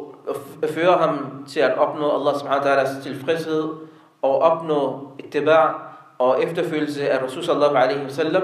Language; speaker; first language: Danish; non-native, local second language; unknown